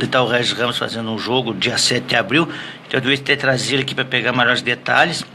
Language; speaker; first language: Portuguese; native; Portuguese